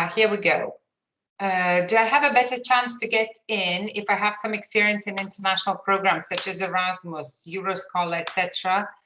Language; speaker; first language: English; non-native, fluent; Lithuanian